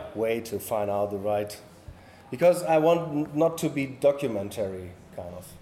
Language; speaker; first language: English; non-native, learner; German